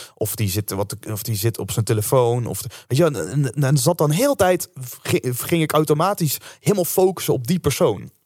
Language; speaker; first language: Dutch; native; Dutch